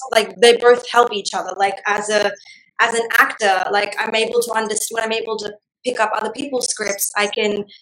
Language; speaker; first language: English; non-native, local second language; Gujarati